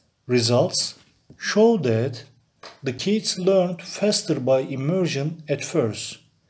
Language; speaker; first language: English; non-native, fluent; Turkish